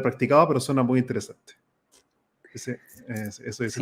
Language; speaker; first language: Spanish; native; Spanish